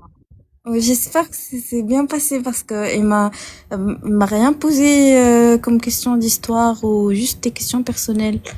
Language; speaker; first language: French; non-native, local second language; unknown